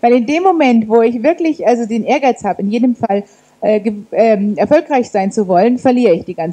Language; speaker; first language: German; native; German